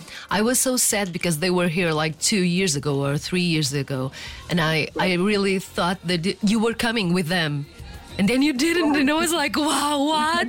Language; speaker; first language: English; non-native, fluent; Portuguese